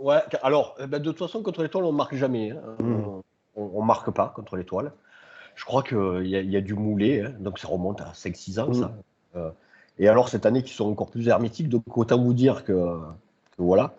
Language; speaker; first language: French; native; French